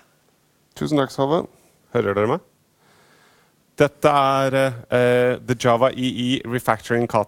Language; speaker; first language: Norwegian; native; Norwegian